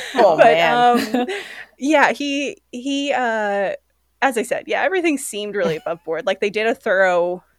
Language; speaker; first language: English; native; English